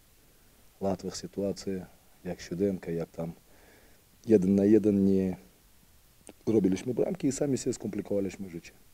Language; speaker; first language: Polish; non-native, fluent; Ukrainian